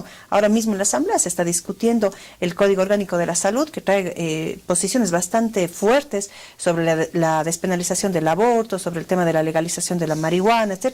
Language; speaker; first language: Spanish; native; Spanish